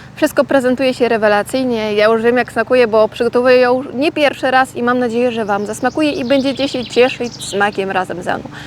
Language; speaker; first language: Polish; native; Polish